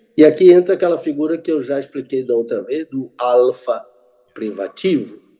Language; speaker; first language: Portuguese; native; Portuguese